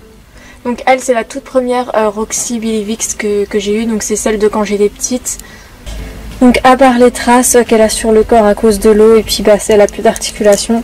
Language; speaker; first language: French; native; French